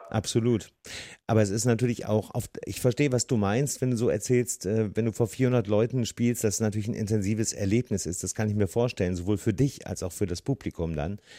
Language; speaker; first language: German; native; German